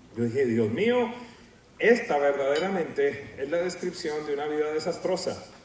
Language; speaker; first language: Spanish; native; Spanish